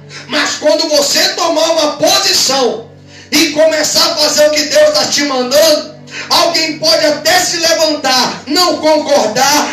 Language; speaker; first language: Portuguese; native; Portuguese